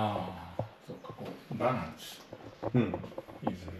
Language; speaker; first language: English; non-native, learner; Japanese